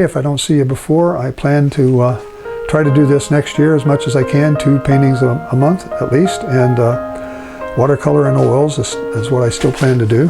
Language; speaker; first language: English; native; English